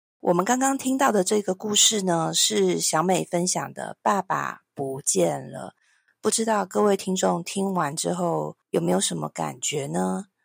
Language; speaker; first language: Chinese; native; Chinese